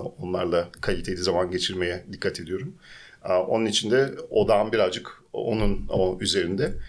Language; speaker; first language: Turkish; early bilingual, heritage; Turkish